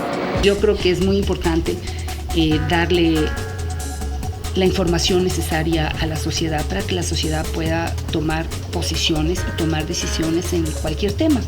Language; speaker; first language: Spanish; native; Spanish